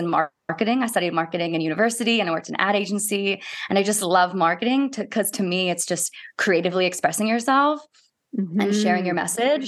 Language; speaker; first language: English; native; English